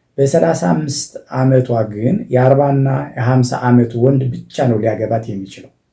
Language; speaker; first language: Amharic; native; Amharic